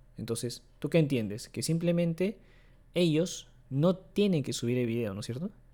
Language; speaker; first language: Spanish; early bilingual, other home language; Japanese